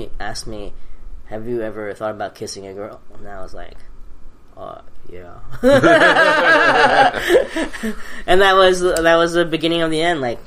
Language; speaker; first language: English; early bilingual, other home language; Cantonese